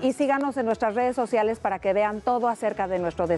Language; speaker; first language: Spanish; native; Spanish